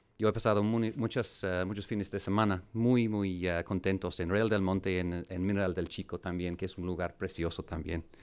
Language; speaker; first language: Spanish; non-native, fluent; English